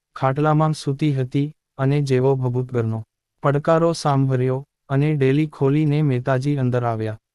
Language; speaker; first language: Gujarati; native; Gujarati